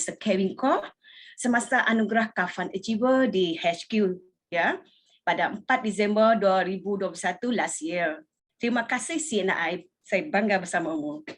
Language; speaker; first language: Malay; non-native, local second language; Iban